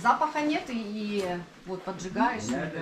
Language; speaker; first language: Russian; native; Russian